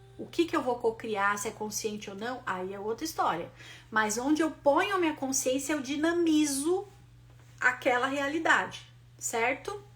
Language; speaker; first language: Portuguese; native; Portuguese